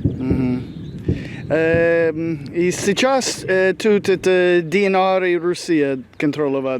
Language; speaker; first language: Russian; non-native, learner; English